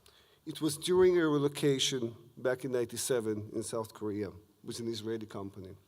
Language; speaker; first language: English; non-native, fluent; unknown